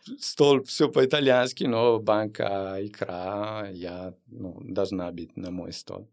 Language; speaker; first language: Russian; non-native, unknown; Italian